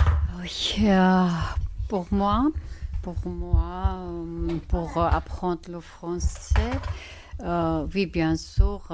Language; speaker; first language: French; non-native, learner; Georgian